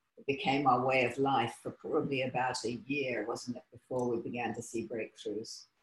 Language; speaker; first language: English; native; English